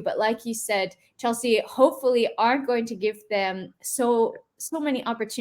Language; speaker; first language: English; native; English